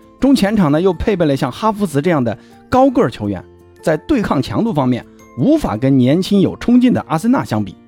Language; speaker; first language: Chinese; native; Chinese